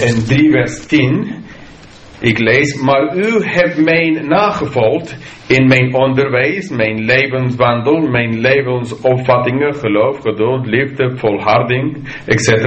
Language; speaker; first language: Dutch; non-native, fluent; English